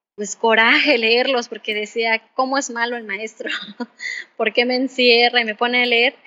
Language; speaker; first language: Spanish; native; Spanish